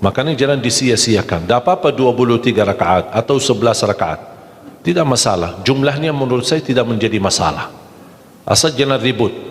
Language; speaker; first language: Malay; non-native, fluent; Arabic